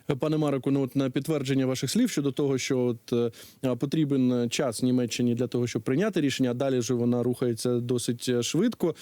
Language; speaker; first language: Ukrainian; native; Ukrainian